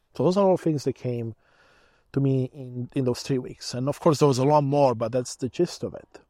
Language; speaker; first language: English; early bilingual, other home language; Romanian